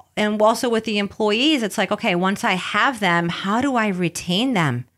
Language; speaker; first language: English; early bilingual, other home language; Spanish